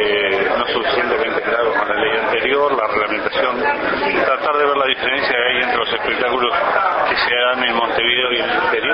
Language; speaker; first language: Spanish; native; Spanish